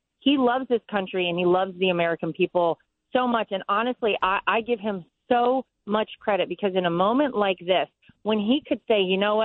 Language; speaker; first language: English; native; English